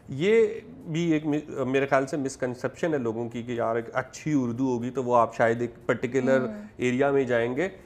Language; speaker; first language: Urdu; non-native, local second language; Punjabi